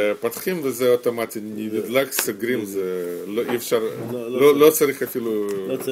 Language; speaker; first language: Hebrew; non-native, fluent; Russian